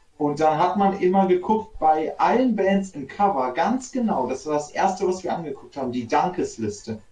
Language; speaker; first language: German; native; German